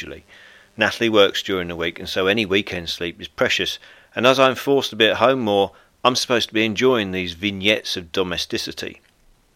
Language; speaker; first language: English; native; English